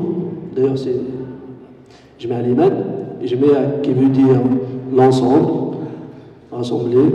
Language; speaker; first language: French; non-native, local second language; Kabyle